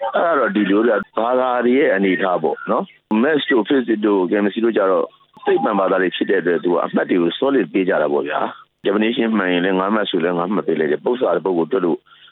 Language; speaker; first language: Burmese; native; Burmese